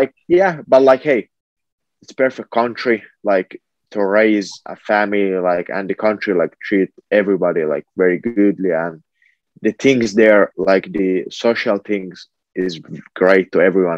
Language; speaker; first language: English; non-native, fluent; Finnish